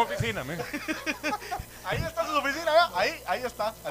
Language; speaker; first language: Spanish; native; Spanish